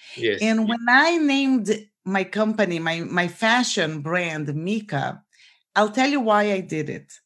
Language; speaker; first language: English; non-native, fluent; Portuguese